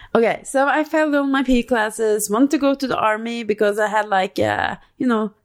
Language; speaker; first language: English; non-native, fluent; Norwegian